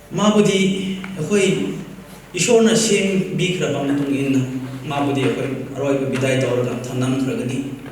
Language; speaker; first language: Manipuri; non-native, local second language; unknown